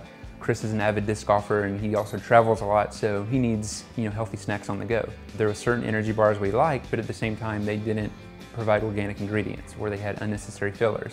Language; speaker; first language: English; native; English